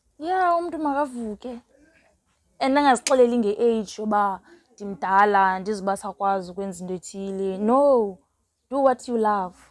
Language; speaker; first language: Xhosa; non-native, local second language; Southern Sotho